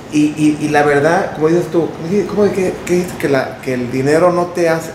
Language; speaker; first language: Spanish; early bilingual, heritage; Spanish